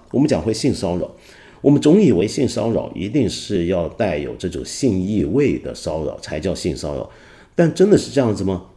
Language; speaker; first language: Chinese; non-native, local second language; Cantonese